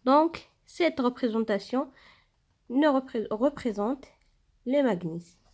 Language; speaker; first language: French; non-native, local second language; Arabic